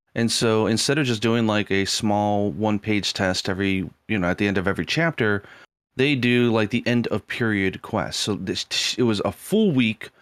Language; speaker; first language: English; native; English